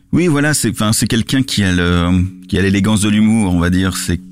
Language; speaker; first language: French; native; French